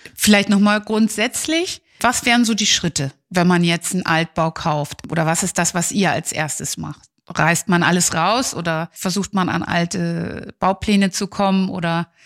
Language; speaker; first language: German; native; German